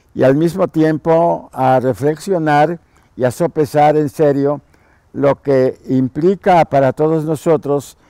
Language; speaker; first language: Spanish; native; Spanish